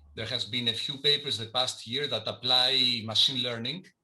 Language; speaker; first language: English; non-native, fluent; Greek